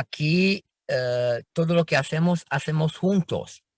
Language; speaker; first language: Spanish; non-native, fluent; Romanian